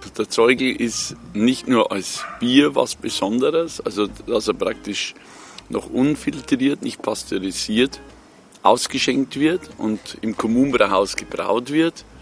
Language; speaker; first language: German; native; German